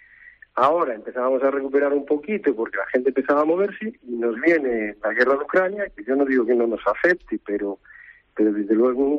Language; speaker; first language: Spanish; native; Spanish